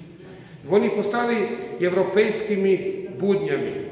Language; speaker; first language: Ukrainian; non-native, fluent; Croatian